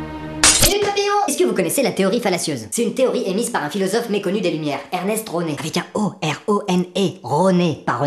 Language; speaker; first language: French; native; French